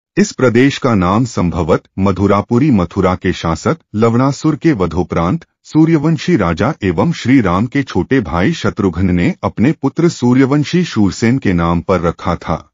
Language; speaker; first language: Hindi; native; Hindi